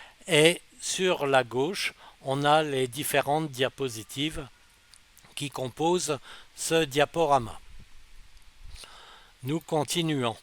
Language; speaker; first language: French; native; French